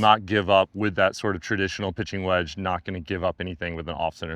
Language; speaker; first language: English; native; English